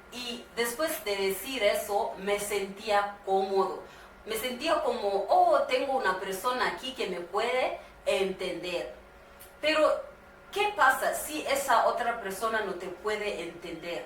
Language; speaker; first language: Spanish; non-native, learner; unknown